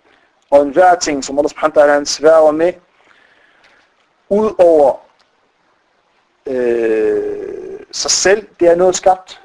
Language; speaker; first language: Danish; non-native, fluent; Arabic